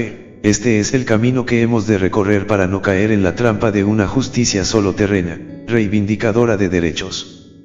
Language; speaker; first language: Spanish; native; Spanish